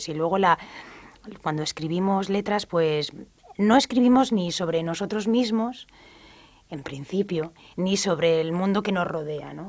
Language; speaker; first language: Spanish; native; Spanish